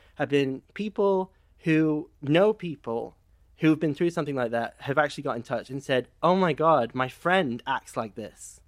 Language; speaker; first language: English; native; English